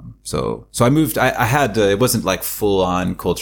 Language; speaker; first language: English; native; English